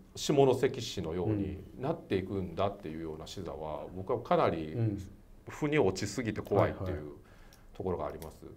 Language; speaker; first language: Japanese; native; Japanese